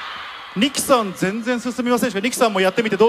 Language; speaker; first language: Japanese; native; Japanese